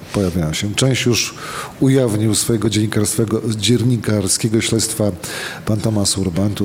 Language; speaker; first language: Polish; native; Polish